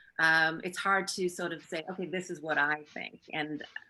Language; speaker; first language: English; native; English